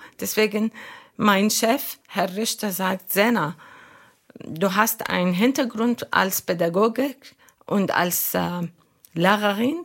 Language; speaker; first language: German; non-native, learner; Arabic